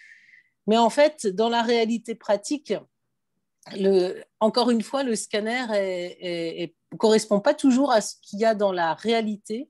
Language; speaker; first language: French; native; French